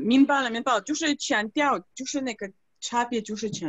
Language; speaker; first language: Chinese; non-native, fluent; Russian